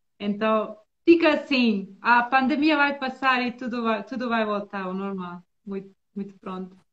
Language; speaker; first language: Portuguese; non-native, learner; Bosnian